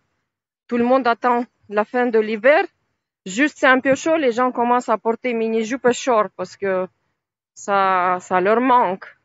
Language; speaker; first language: French; non-native, fluent; Russian